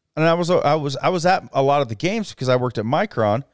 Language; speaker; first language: English; native; English